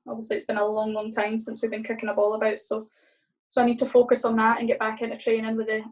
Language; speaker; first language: English; native; English